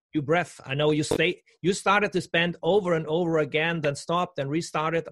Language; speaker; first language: English; non-native, fluent; German